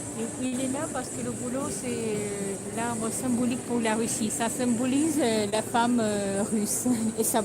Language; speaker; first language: French; non-native, fluent; Russian